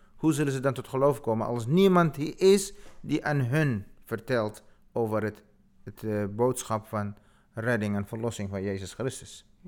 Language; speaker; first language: Dutch; non-native, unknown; Kurdish